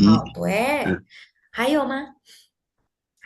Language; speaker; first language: Chinese; non-native, fluent; Indonesian